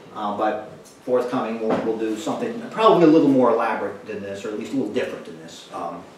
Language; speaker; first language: English; native; English